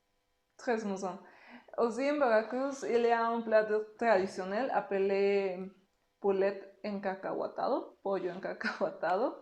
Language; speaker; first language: French; non-native, learner; Spanish